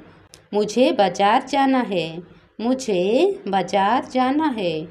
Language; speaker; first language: Hindi; non-native, local second language; Odia